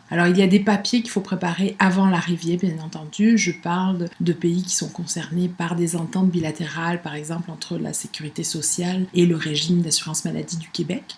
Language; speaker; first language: French; native; French